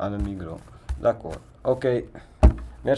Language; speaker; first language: French; non-native, learner; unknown